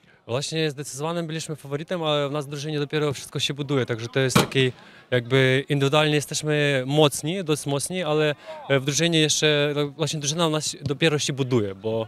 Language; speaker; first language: Polish; non-native, fluent; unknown